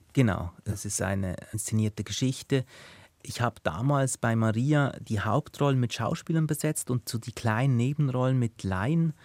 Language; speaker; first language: German; native; German